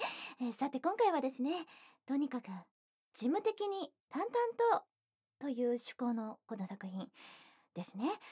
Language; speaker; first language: Japanese; native; Japanese